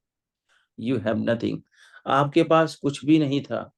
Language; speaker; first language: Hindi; native; Hindi